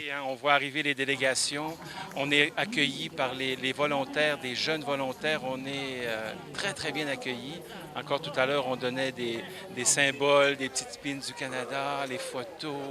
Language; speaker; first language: French; native; French